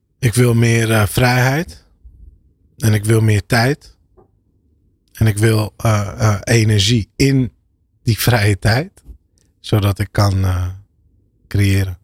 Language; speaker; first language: Dutch; early bilingual, other home language; Arabic